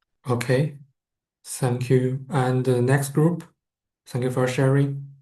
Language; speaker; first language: English; non-native, fluent; Chinese